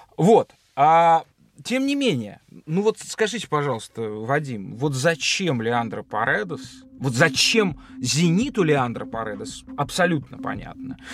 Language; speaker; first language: Russian; native; Russian